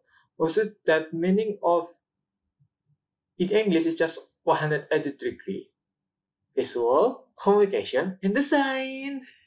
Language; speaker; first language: English; non-native, learner; Indonesian